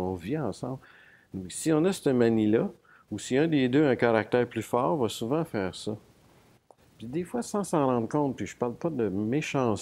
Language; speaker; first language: French; native; French